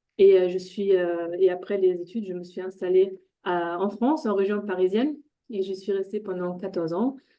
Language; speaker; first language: French; non-native, fluent; German